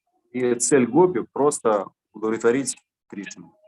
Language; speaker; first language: Russian; native; Russian